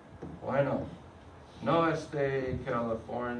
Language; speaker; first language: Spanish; non-native, fluent; English